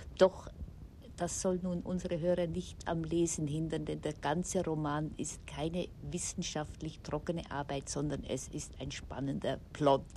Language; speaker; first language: German; native; German